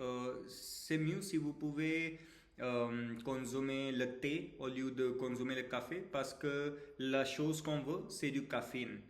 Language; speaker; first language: French; non-native, learner; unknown